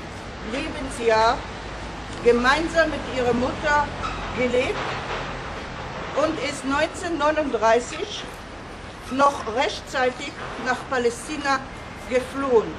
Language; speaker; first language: German; non-native, fluent; Hebrew